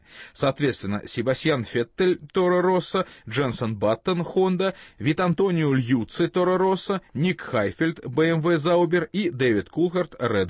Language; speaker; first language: Russian; native; Russian